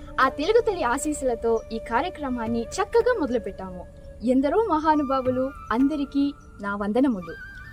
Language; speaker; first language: Telugu; early bilingual, heritage; Telugu